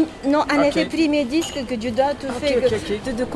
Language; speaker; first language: French; non-native, learner; Japanese